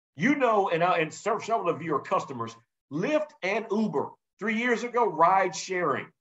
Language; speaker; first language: English; native; English